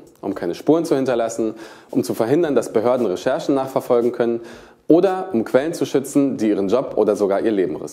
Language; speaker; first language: German; native; German